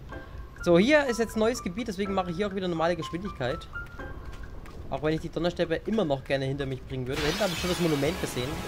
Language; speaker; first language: German; native; German